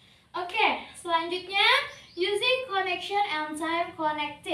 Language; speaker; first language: English; non-native, learner; Indonesian